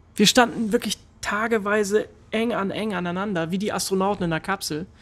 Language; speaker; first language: German; native; German